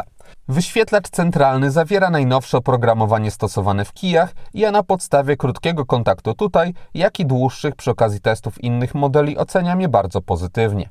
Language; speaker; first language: Polish; native; Polish